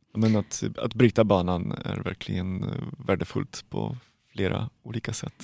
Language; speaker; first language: Swedish; non-native, fluent; Polish